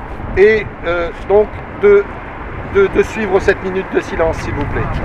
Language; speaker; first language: French; native; French